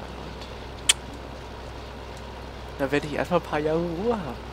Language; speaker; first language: German; native; German